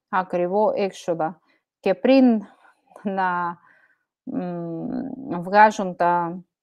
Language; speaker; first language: Greek; non-native, fluent; Russian